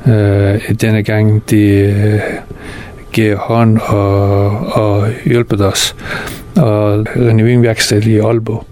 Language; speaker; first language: Danish; non-native, fluent; Persian